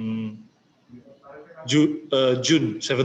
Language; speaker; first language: English; non-native, learner; Indonesian